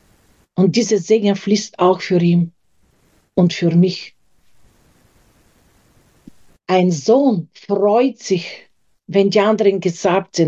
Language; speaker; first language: German; non-native, fluent; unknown